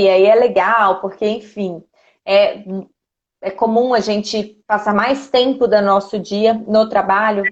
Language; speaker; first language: Portuguese; native; Portuguese